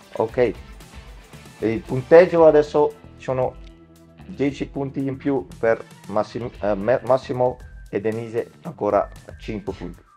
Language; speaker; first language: Italian; non-native, fluent; Dutch